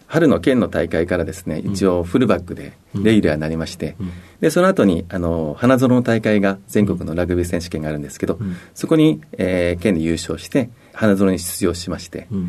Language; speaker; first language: Japanese; native; Japanese